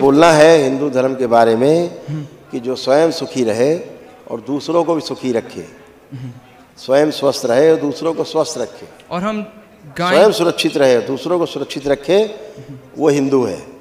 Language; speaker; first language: Hindi; native; Hindi